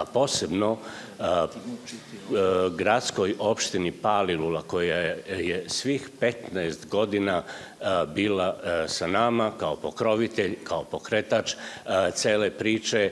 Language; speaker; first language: Serbian; native; Serbian